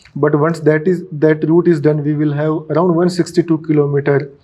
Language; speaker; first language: English; non-native, local second language; Marathi